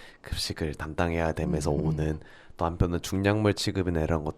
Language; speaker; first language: Korean; native; Korean